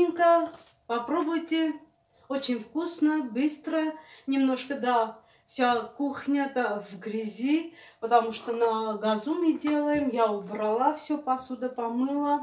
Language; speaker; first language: Russian; non-native, fluent; Armenian